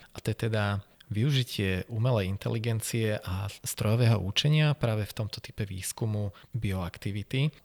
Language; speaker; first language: Slovak; native; Slovak